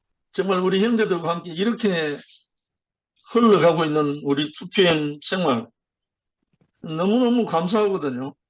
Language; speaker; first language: Korean; native; Korean